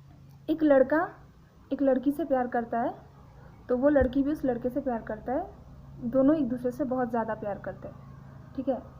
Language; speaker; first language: Hindi; non-native, local second language; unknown